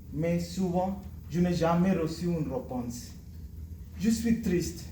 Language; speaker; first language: French; non-native, learner; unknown